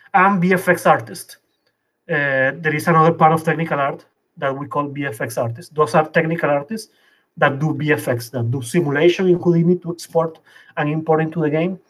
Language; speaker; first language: English; non-native, fluent; Spanish